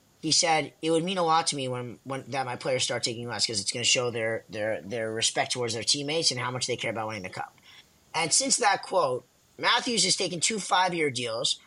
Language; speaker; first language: English; native; English